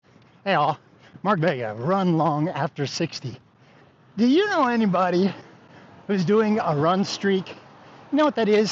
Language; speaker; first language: English; native; English